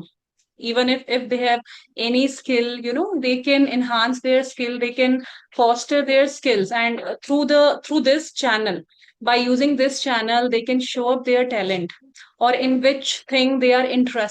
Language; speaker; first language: English; non-native, local second language; Hindi